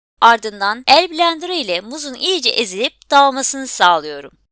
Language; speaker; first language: Turkish; native; Turkish